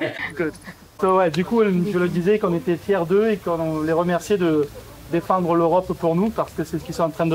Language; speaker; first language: French; native; French